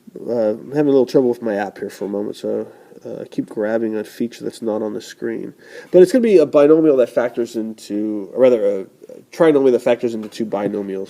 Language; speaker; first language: English; native; English